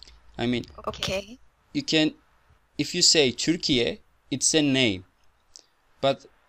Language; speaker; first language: English; non-native, fluent; Turkish